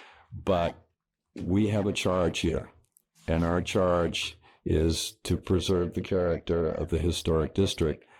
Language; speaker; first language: English; native; English